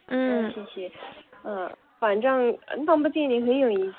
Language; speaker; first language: Chinese; non-native, learner; Korean